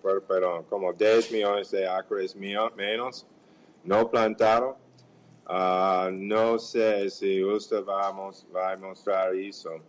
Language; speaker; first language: Portuguese; non-native, fluent; English